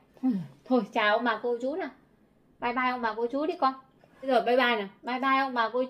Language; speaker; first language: Vietnamese; native; Vietnamese